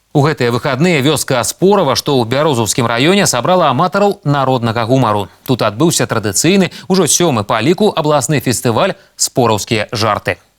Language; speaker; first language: Belarusian; native; Belarusian